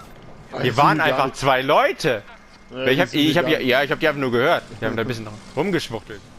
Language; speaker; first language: German; native; German